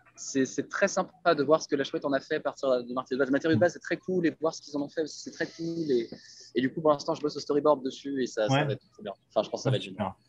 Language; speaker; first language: French; native; French